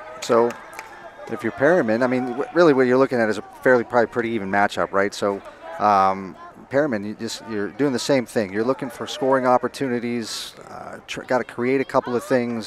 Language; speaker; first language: English; native; English